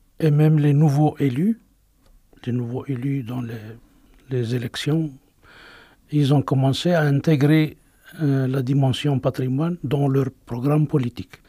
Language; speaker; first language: French; non-native, local second language; Arabic